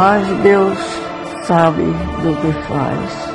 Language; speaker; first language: Portuguese; early bilingual, other home language; Swedish